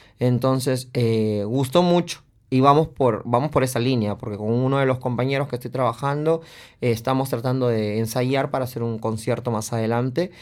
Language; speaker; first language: Spanish; native; Spanish